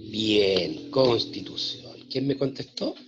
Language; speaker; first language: Spanish; native; Spanish